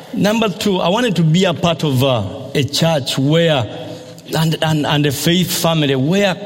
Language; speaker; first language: English; non-native, local second language; Ganda